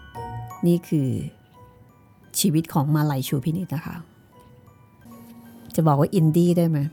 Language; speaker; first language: Thai; native; Thai